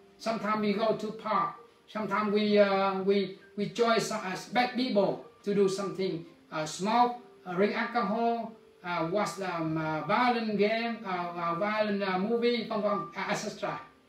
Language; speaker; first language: English; non-native, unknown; Vietnamese